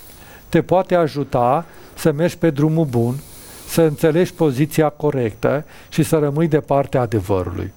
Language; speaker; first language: Romanian; native; Romanian